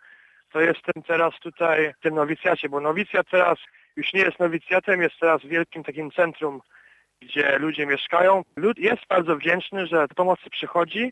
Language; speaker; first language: Polish; early bilingual, heritage; Polish